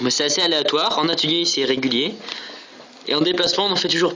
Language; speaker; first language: French; native; French